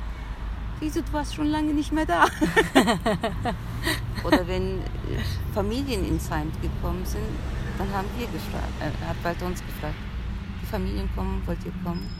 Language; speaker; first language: German; early bilingual, other home language; Turkish